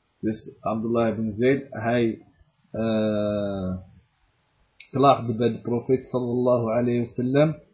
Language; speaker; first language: Dutch; early bilingual, other home language; Arabic